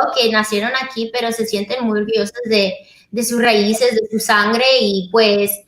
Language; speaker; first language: Spanish; early bilingual, heritage; Spanish